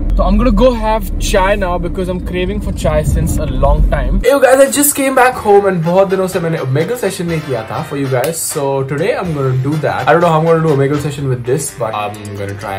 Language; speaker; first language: English; non-native, local second language; Marathi